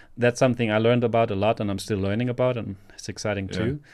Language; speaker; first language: English; non-native, fluent; German